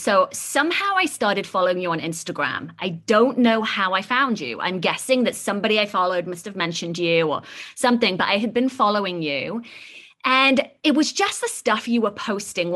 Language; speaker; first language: English; native; English